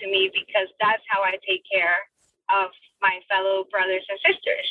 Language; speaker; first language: English; non-native, fluent; Spanish